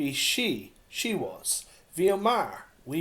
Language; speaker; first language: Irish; non-native, local second language; English